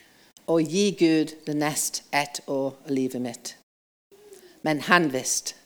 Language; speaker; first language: Norwegian; non-native, fluent; English